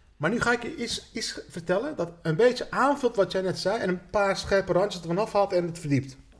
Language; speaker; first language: Dutch; early bilingual, other home language; Turkish